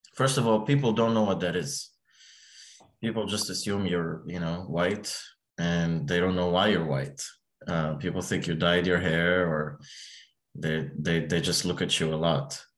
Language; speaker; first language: English; early bilingual, other home language; Arabic